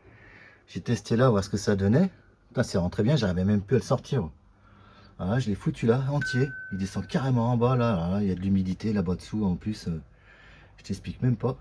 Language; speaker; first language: French; native; French